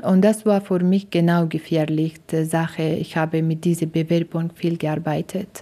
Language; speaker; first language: German; non-native, learner; Persian